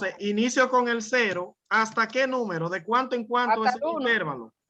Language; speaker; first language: Spanish; native; Spanish